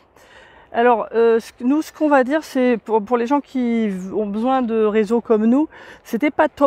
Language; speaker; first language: French; native; French